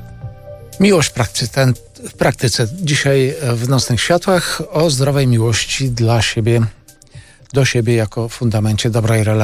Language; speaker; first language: Polish; native; Polish